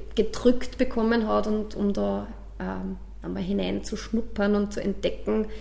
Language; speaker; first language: German; native; German